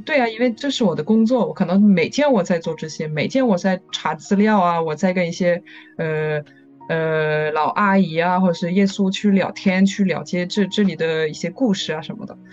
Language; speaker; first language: Chinese; non-native, fluent; French